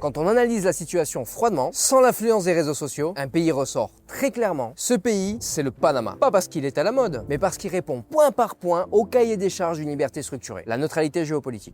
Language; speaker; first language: French; native; French